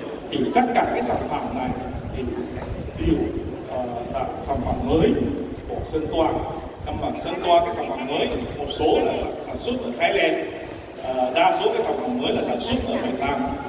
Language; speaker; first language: Vietnamese; non-native, fluent; Chinese